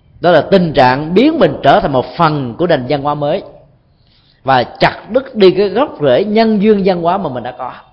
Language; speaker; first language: Vietnamese; native; Vietnamese